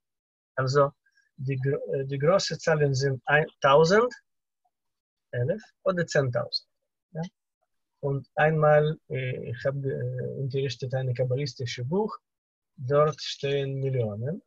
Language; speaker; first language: German; non-native, fluent; Russian